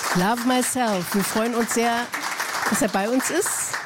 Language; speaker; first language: German; native; German